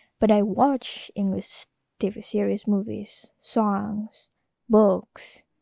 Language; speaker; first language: English; non-native, learner; Indonesian